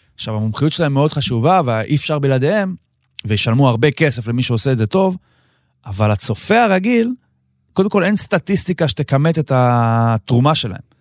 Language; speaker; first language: Hebrew; native; Hebrew